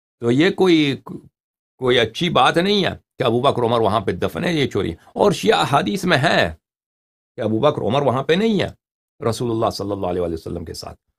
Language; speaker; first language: Urdu; non-native, fluent; Persian